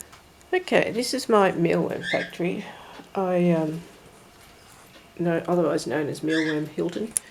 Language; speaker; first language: English; native; English